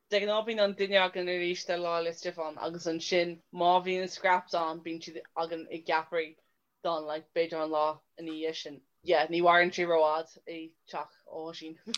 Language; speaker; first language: Irish; non-native, local second language; English